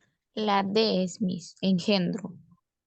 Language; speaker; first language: Spanish; native; Spanish